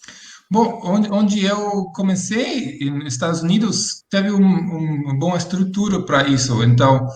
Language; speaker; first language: Portuguese; non-native, fluent; English